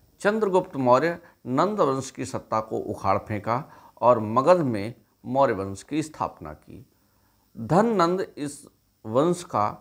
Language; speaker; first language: Hindi; native; Hindi